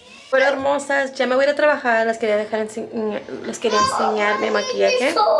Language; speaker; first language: Spanish; early bilingual, heritage; Spanish